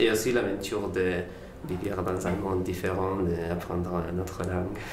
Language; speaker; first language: French; non-native, learner; Spanish